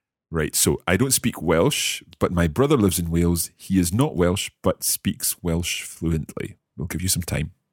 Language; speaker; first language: English; native; English